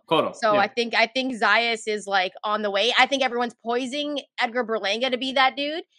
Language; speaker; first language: English; native; English